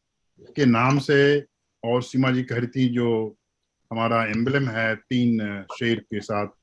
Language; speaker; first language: Hindi; native; Hindi